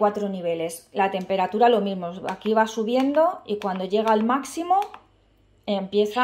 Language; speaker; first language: Spanish; native; Spanish